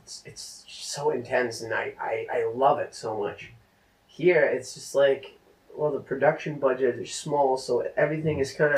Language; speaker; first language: English; non-native, fluent; Czech